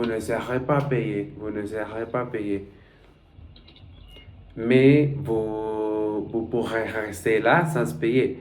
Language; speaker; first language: French; non-native, learner; Spanish